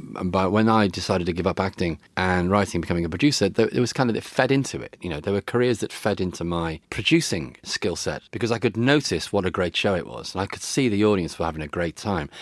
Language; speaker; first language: English; native; English